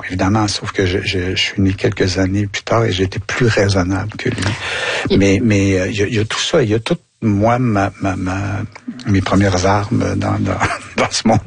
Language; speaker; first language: French; native; French